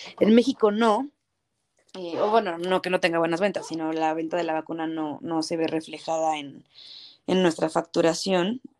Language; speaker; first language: Spanish; native; Spanish